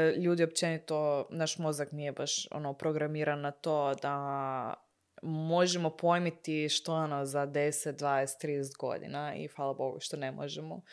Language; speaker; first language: Croatian; early bilingual, heritage; Croatian